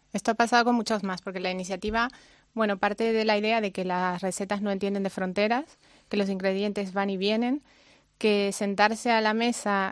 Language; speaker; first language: Spanish; native; Spanish